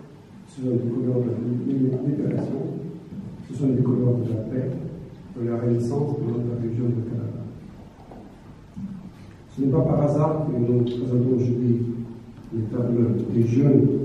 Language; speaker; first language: French; non-native, fluent; Azerbaijani